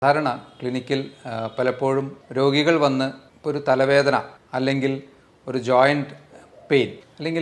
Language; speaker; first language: Malayalam; native; Malayalam